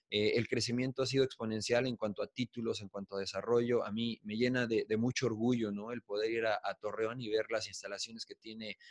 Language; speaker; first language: Spanish; native; Spanish